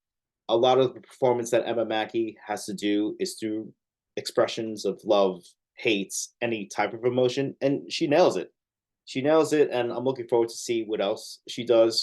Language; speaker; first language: English; native; English